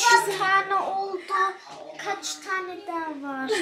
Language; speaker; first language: Turkish; early bilingual, heritage; Turkish